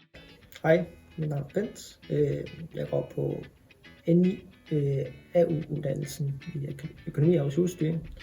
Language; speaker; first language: Danish; non-native, local second language; Kalaallisut